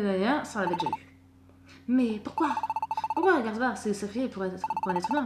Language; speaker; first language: French; native; French